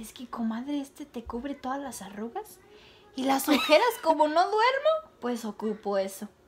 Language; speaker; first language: Spanish; early bilingual, other home language; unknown